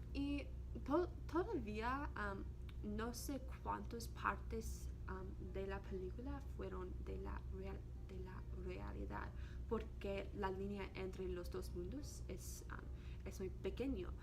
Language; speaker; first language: Spanish; non-native, learner; English